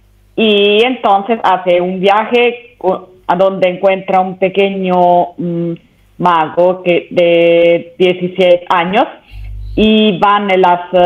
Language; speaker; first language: Spanish; non-native, learner; Italian